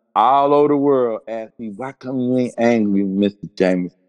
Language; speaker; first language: English; native; English